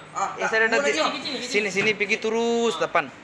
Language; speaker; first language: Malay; non-native, learner; Bangla